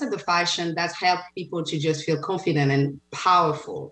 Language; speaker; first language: English; non-native, fluent; French